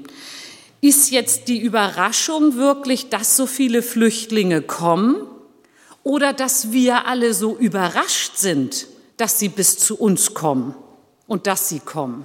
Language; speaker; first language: German; early bilingual, other home language; Turkish